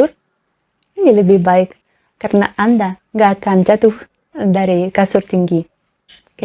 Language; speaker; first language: Indonesian; non-native, learner; Russian